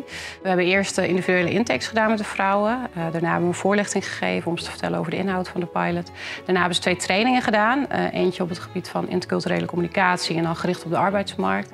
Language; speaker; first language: Dutch; native; Dutch